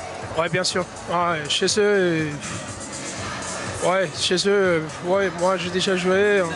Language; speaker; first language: French; non-native, fluent; Danish